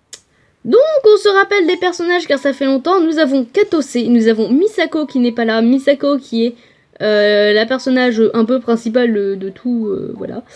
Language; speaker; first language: French; native; French